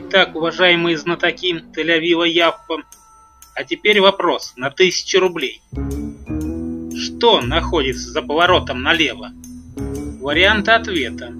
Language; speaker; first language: Russian; native; Russian